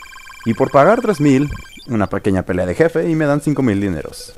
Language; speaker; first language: Spanish; native; Spanish